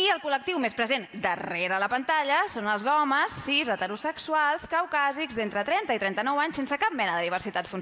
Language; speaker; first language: Catalan; native; Catalan